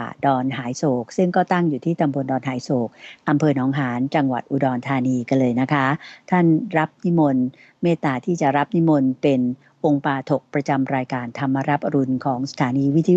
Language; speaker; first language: Thai; native; Thai